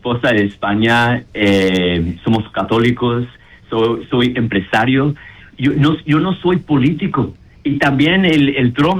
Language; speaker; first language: Spanish; early bilingual, heritage; Spanish